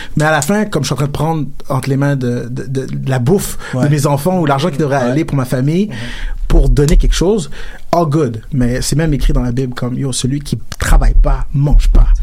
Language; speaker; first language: French; native; French